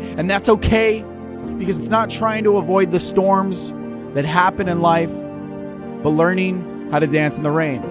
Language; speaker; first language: English; native; English